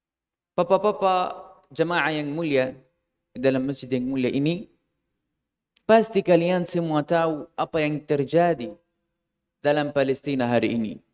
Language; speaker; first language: Indonesian; non-native, fluent; Arabic